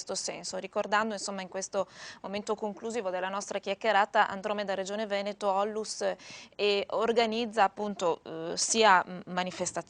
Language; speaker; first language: Italian; native; Italian